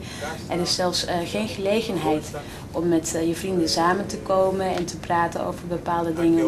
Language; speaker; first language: Dutch; non-native, fluent; Spanish